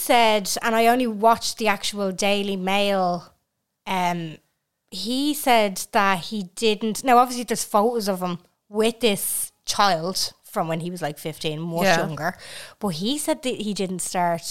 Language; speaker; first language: English; native; English